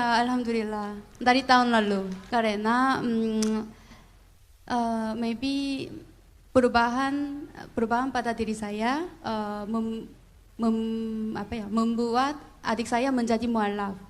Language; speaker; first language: Indonesian; non-native, learner; Korean